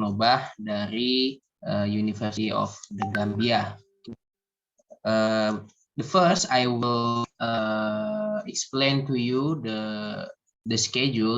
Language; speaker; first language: English; non-native, learner; Indonesian